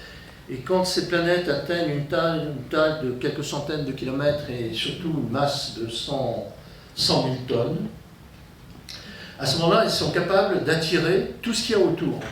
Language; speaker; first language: French; native; French